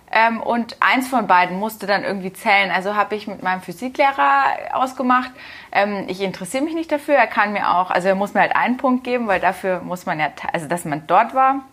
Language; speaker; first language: German; native; German